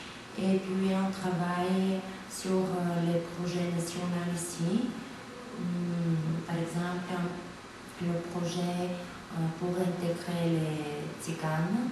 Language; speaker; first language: French; non-native, fluent; Bulgarian